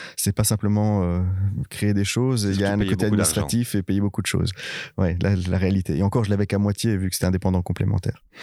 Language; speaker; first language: French; native; French